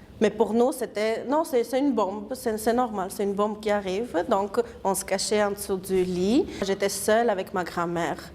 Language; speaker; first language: French; non-native, fluent; Georgian